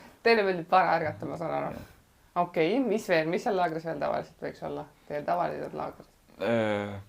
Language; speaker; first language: Estonian; native; Estonian